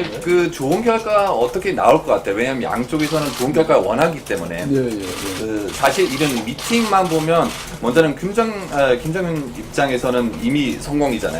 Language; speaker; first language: Korean; non-native, fluent; German